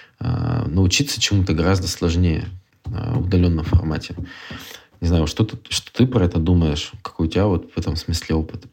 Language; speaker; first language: Russian; native; Russian